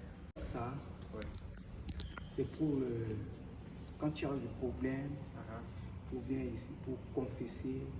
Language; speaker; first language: French; non-native, local second language; Sango